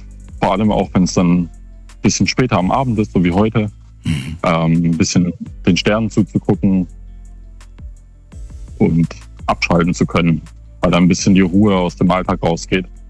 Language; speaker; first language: German; native; German